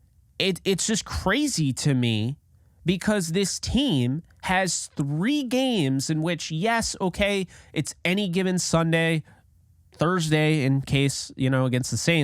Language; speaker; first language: English; native; English